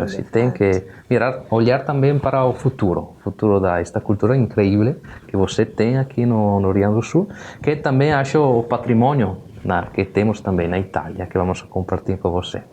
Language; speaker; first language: Portuguese; non-native, learner; Italian